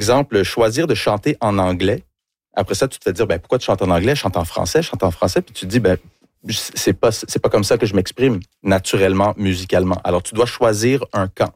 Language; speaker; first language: French; non-native, local second language; English